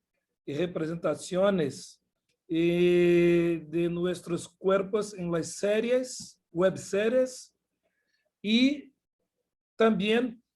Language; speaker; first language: Spanish; non-native, learner; Portuguese